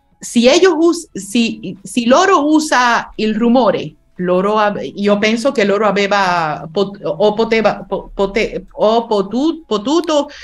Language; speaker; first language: Italian; non-native, learner; Spanish